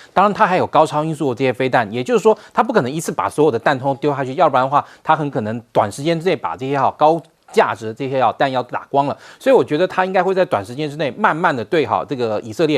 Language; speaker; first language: Chinese; native; Chinese